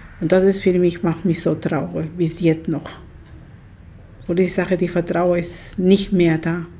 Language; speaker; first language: German; non-native, learner; Spanish